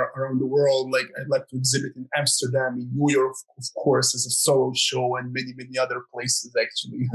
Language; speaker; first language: English; non-native, fluent; Croatian